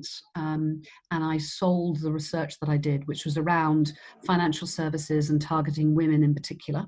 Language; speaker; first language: English; native; English